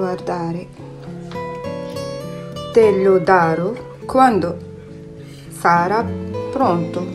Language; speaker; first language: Italian; non-native, learner; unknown